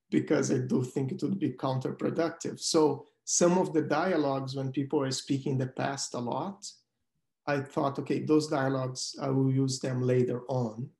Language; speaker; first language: English; non-native, fluent; Portuguese